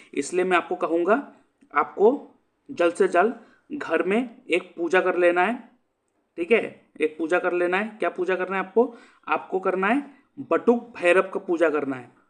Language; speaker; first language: Hindi; non-native, local second language; Assamese